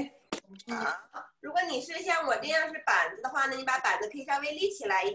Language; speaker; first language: Chinese; native; Chinese